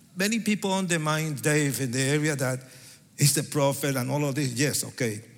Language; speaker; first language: English; non-native, fluent; Spanish